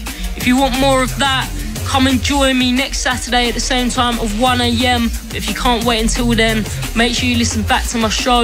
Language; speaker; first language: English; native; English